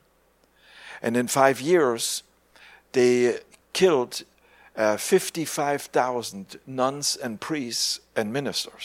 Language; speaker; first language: English; non-native, fluent; German